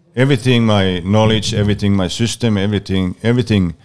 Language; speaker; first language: English; non-native, learner; Finnish